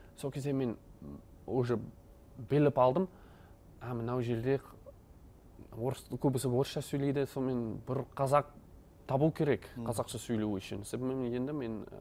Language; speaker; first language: Kazakh; non-native, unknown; Dutch